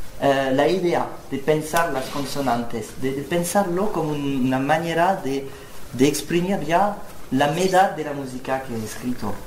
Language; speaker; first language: Spanish; non-native, learner; French